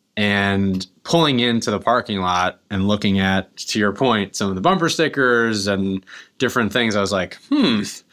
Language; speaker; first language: English; native; English